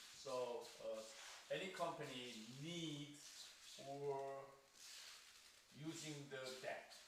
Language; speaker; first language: English; non-native, fluent; Korean